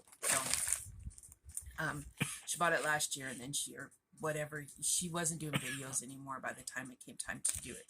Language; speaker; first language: English; native; English